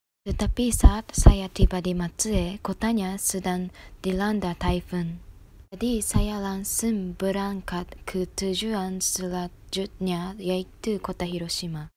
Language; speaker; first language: Indonesian; non-native, learner; Japanese